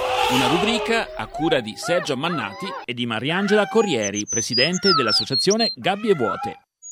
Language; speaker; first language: Italian; native; Italian